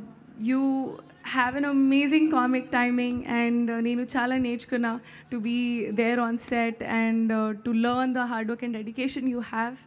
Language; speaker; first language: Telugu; non-native, local second language; Hindi